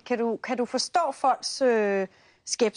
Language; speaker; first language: Danish; native; Danish